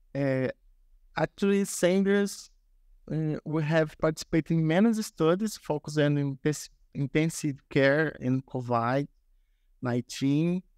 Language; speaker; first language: English; non-native, learner; Portuguese